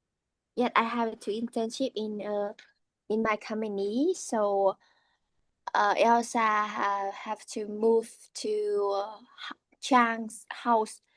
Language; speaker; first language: English; non-native, learner; Vietnamese